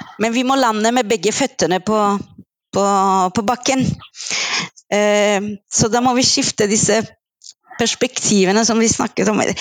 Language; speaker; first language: Norwegian; non-native, fluent; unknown